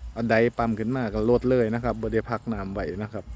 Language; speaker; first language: Thai; non-native, local second language; Northeastern Thai